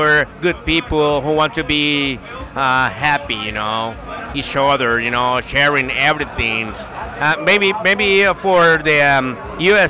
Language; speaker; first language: English; non-native, learner; Spanish